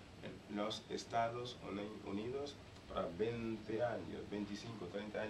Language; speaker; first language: Spanish; non-native, learner; Haitian Creole